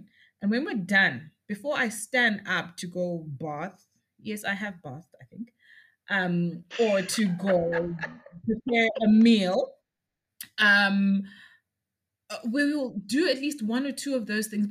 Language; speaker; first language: English; non-native, local second language; Shona